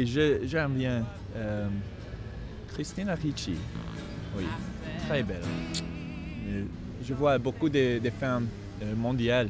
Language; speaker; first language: French; non-native, learner; English